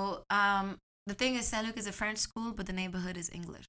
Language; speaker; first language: English; non-native, fluent; Arabic